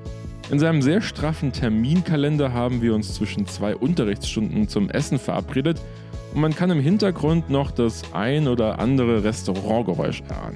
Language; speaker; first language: German; native; German